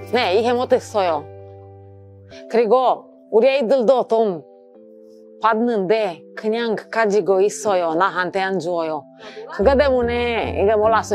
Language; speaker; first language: Korean; non-native, learner; Romanian